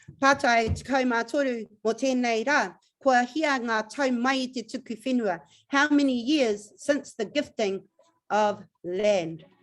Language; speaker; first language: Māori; non-native, local second language; English